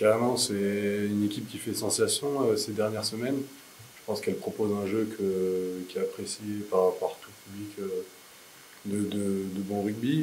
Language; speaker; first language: French; native; French